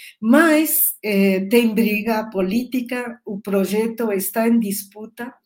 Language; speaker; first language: Portuguese; non-native, learner; Spanish